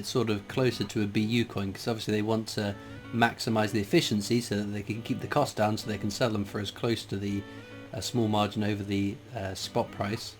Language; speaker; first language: English; native; English